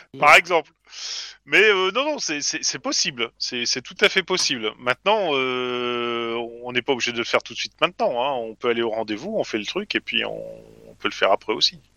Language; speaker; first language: French; native; French